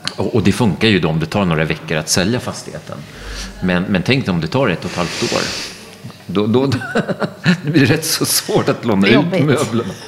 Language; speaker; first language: Swedish; non-native, fluent; French